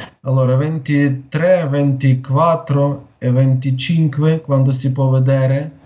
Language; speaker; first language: Italian; non-native, learner; Ukrainian